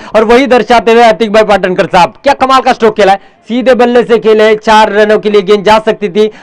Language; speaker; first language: Hindi; non-native, local second language; Marathi